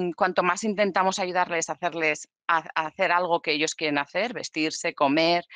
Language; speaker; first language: Spanish; native; Spanish